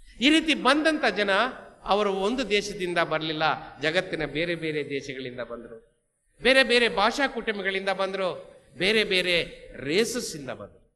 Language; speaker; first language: Kannada; non-native, local second language; Telugu